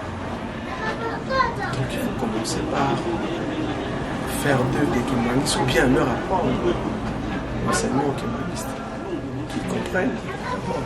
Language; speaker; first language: French; non-native, local second language; Kongo